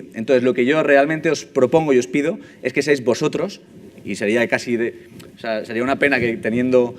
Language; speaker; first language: Spanish; native; Spanish